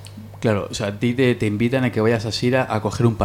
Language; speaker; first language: Spanish; native; Spanish